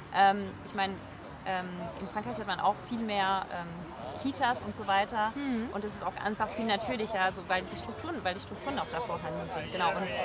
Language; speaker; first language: German; early bilingual, heritage; French